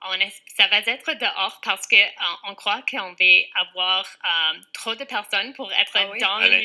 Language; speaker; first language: French; non-native, fluent; English